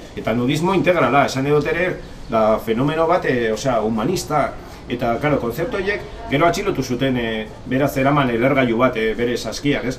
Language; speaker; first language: Basque; non-native, local second language; Spanish